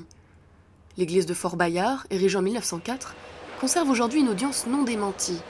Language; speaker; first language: French; native; French